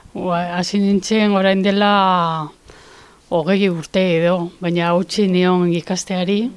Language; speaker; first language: Basque; non-native, local second language; Spanish